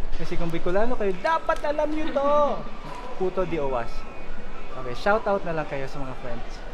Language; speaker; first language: Filipino; non-native, local second language; Bikol